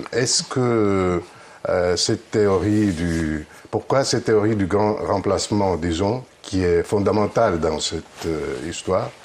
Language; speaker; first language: French; non-native, fluent; Greek